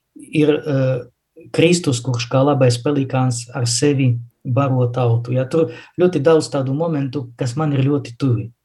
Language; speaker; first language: Latvian; non-native, local second language; Russian